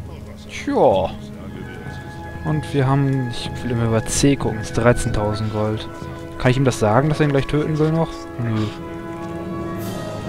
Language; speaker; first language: German; native; German